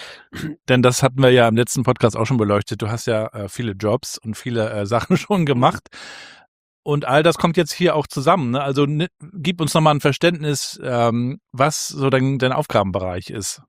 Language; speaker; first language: German; native; German